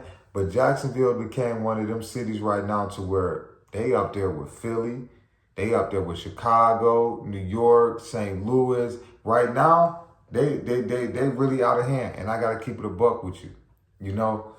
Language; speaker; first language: English; native; English